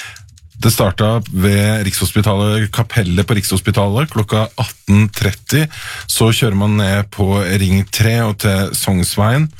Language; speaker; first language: Norwegian; native; Norwegian